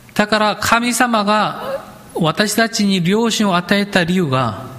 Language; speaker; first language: Japanese; non-native, fluent; Korean